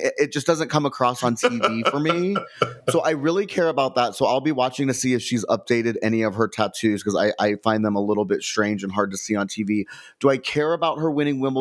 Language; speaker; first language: English; native; English